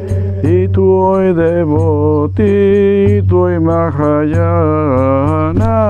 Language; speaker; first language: Italian; non-native, learner; Spanish